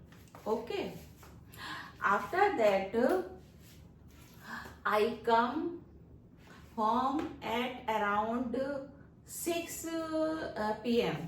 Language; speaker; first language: English; non-native, learner; Hindi